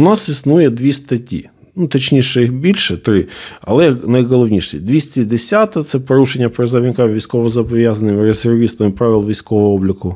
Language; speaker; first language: Russian; native; Russian